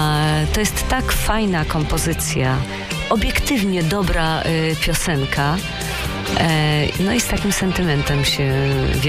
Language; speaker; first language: Polish; native; Polish